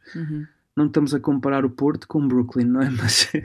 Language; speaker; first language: Portuguese; early bilingual, other home language; Romanian